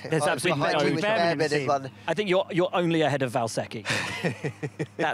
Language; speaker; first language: English; native; English